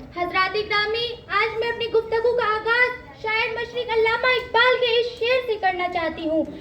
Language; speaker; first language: Urdu; native; Urdu